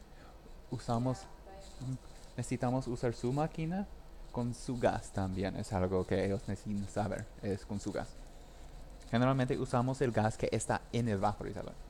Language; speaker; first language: Spanish; non-native, learner; English